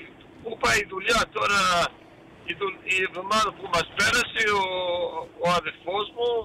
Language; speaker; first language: Greek; early bilingual, heritage; Greek